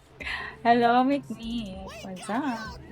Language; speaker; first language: English; non-native, local second language; Filipino